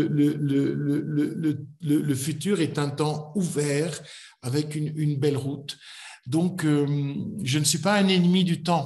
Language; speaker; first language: French; native; French